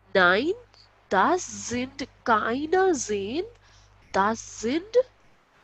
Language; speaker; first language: German; non-native, local second language; Hindi